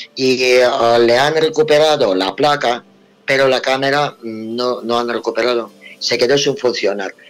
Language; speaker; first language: Spanish; non-native, fluent; Russian